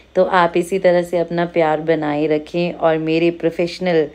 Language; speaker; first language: Hindi; native; Hindi